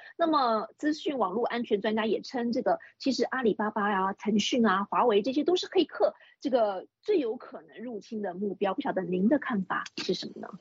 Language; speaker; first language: Chinese; native; Chinese